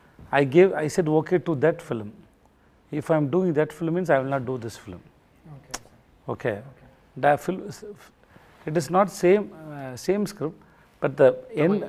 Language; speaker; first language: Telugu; non-native, learner; Tamil